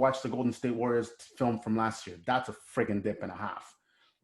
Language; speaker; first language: English; native; English